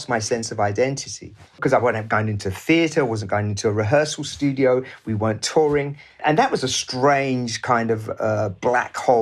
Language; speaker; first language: English; native; English